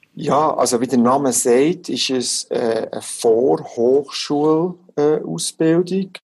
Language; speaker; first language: German; native; German